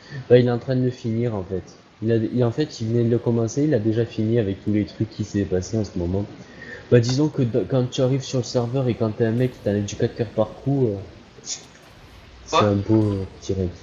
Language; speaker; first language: French; native; French